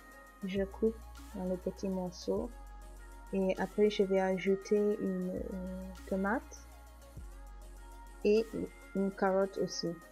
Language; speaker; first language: French; non-native, fluent; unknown